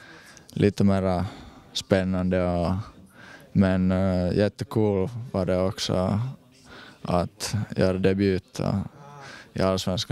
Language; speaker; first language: Swedish; non-native, learner; Finnish